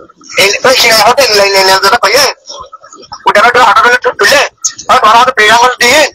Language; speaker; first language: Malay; non-native, learner; Rohingya